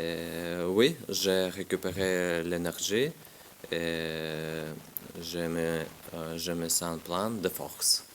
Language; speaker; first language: French; non-native, learner; Russian